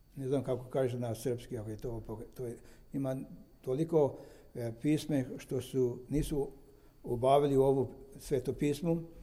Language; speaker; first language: Serbian; non-native, fluent; Romanian